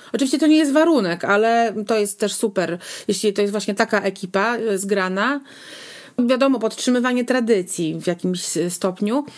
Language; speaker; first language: Polish; native; Polish